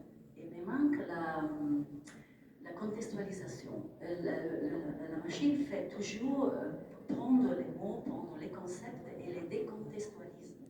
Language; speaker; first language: French; non-native, fluent; Italian